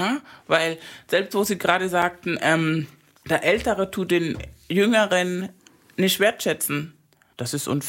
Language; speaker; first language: German; non-native, fluent; Spanish